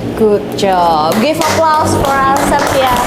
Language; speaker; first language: English; non-native, learner; Indonesian